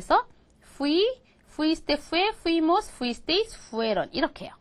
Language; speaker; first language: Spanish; non-native, fluent; Korean